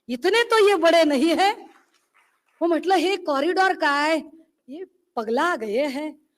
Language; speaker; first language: Hindi; non-native, local second language; Marathi